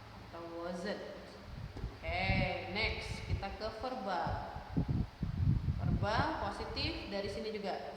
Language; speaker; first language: Indonesian; native; Indonesian